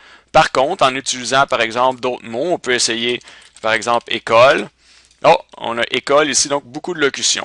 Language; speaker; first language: French; native; French